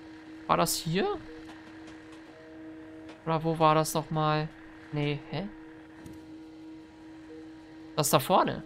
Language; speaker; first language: German; native; German